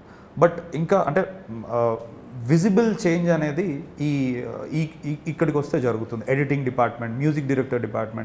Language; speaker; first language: Telugu; native; Telugu